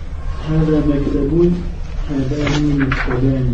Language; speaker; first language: Arabic; non-native, learner; French